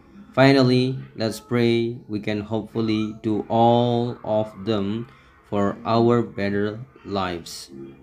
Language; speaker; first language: English; non-native, fluent; Indonesian